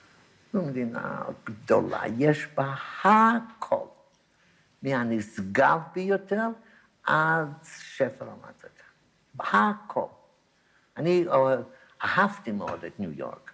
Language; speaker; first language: Hebrew; non-native, fluent; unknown